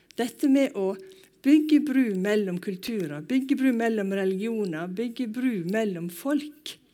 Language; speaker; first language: Norwegian; native; Norwegian